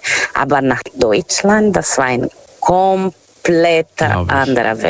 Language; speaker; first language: German; non-native, learner; Portuguese